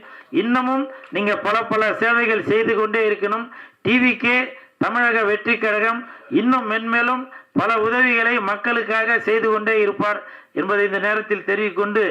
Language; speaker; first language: Tamil; native; Tamil